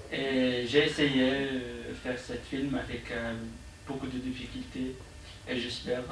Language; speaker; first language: French; non-native, learner; Arabic